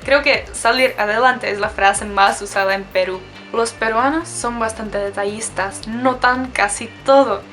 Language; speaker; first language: Spanish; non-native, fluent; Czech